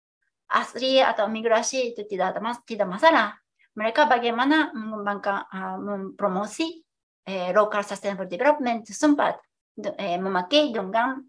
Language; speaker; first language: Indonesian; non-native, fluent; Japanese